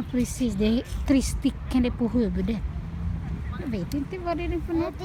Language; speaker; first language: Swedish; non-native, fluent; Filipino